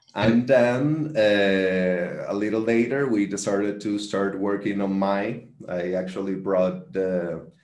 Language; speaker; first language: English; non-native, fluent; Spanish